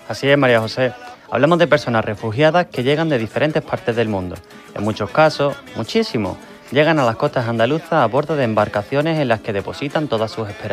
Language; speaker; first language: Spanish; native; Spanish